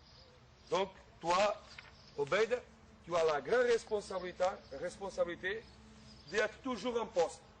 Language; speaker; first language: French; non-native, fluent; Portuguese